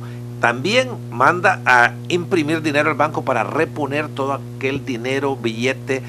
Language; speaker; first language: Spanish; native; Spanish